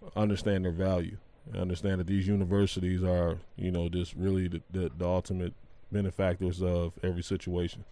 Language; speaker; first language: English; native; English